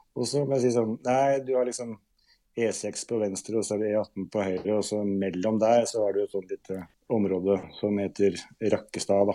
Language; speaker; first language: Norwegian; native; Norwegian